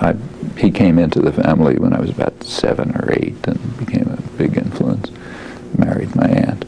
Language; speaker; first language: English; native; English